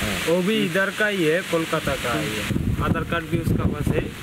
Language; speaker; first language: Hindi; non-native, learner; Bangla